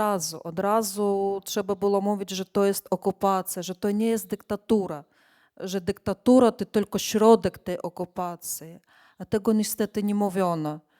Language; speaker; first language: Polish; non-native, fluent; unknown